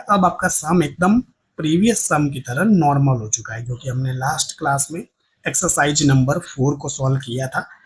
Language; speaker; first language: Hindi; non-native, local second language; Gujarati